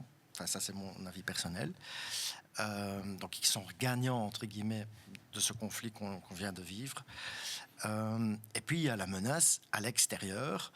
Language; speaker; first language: French; non-native, local second language; German